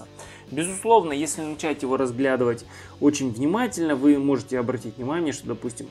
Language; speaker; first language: Russian; native; Russian